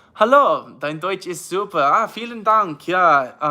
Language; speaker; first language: German; non-native, learner; English